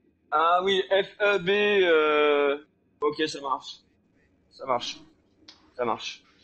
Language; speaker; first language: French; native; French